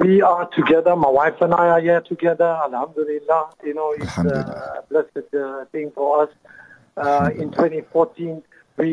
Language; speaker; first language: English; native; English